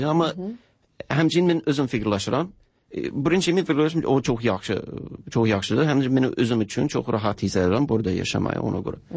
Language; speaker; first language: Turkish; non-native, learner; English